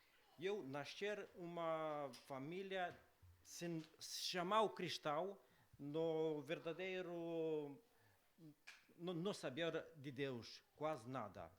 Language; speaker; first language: Portuguese; non-native, learner; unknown